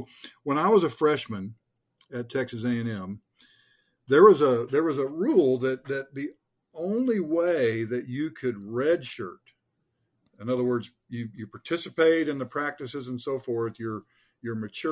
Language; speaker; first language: English; native; English